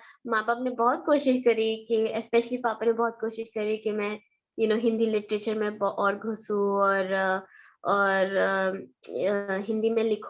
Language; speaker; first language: Hindi; early bilingual, heritage; Hindi